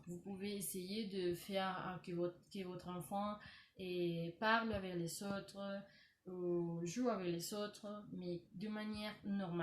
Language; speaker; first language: French; non-native, learner; Spanish